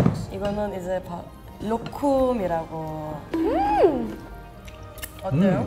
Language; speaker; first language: Korean; non-native, fluent; Turkish